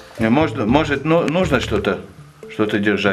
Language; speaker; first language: Russian; non-native, fluent; Latvian